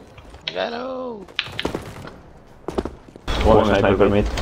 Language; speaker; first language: English; non-native, learner; Spanish